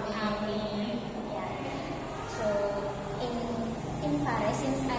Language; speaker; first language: English; non-native, learner; Indonesian